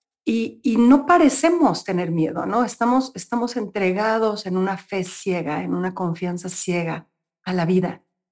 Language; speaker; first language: Spanish; native; Spanish